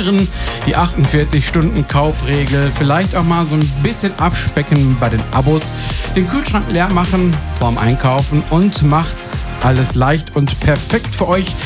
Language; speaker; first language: German; native; German